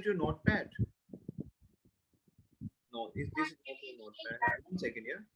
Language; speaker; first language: English; non-native, local second language; Hindi